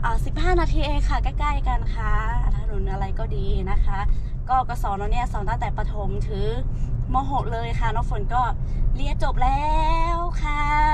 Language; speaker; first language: Thai; non-native, local second language; Lahu